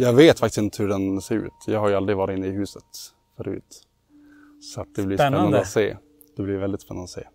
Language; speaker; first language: Swedish; native; Swedish